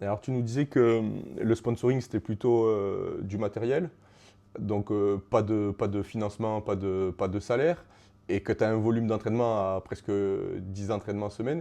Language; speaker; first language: French; native; French